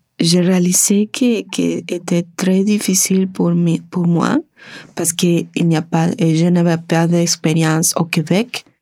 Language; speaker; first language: French; non-native, learner; Spanish